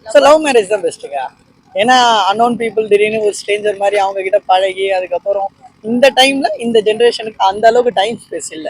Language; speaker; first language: Tamil; native; Tamil